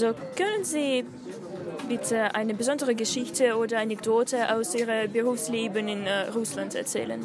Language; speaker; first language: German; non-native, learner; Russian